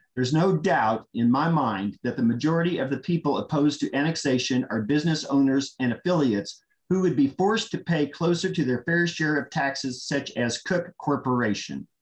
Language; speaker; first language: English; native; English